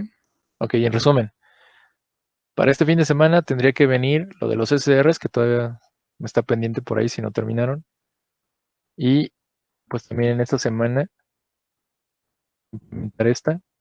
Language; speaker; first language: Spanish; native; Spanish